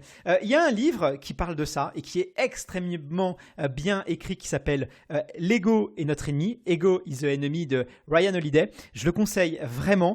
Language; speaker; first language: French; native; French